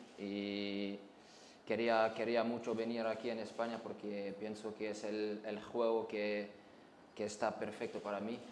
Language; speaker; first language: Spanish; non-native, learner; French